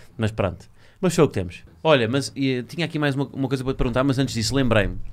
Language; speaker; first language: Portuguese; native; Portuguese